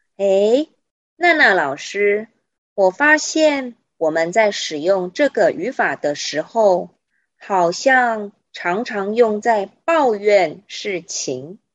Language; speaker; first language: Chinese; native; Chinese